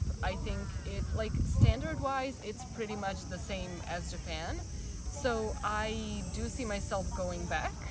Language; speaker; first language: English; non-native, fluent; Croatian